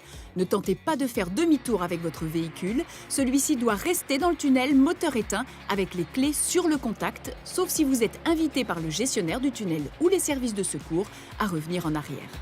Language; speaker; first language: French; native; French